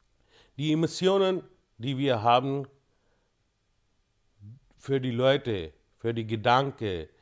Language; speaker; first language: German; non-native, fluent; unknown